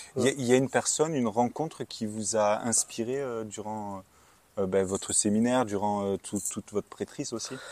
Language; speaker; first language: French; native; French